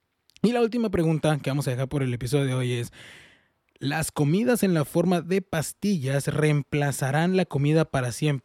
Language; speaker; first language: Spanish; early bilingual, heritage; Spanish